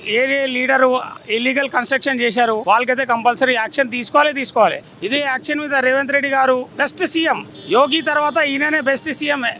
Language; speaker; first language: Telugu; native; Telugu